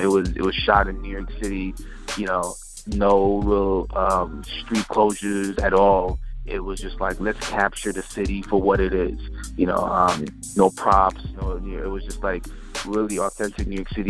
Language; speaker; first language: English; native; English